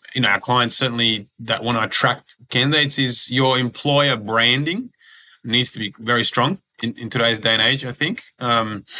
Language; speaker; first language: English; early bilingual, other home language; Croatian